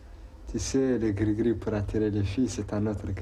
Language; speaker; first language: French; non-native, learner; Arabic